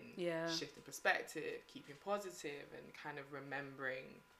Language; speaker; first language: English; native; English